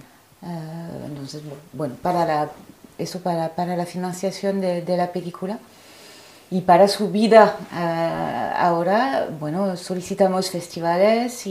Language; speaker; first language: Spanish; non-native, fluent; French